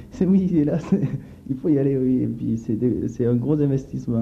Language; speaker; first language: French; native; French